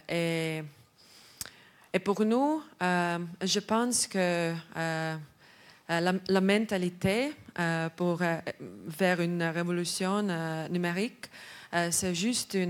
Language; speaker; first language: French; non-native, learner; Estonian